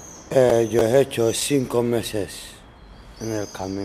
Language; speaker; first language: Spanish; non-native, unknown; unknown